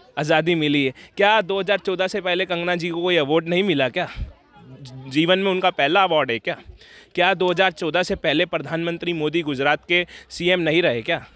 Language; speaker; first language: Hindi; native; Hindi